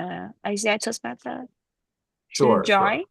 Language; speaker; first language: English; non-native, learner; Vietnamese